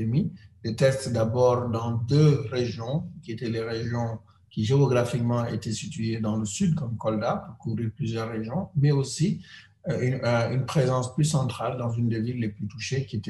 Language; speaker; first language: French; non-native, local second language; Wolof